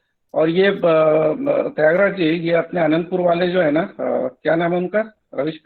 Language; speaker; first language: Hindi; native; Hindi